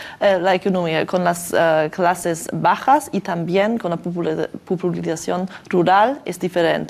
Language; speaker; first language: Spanish; non-native, learner; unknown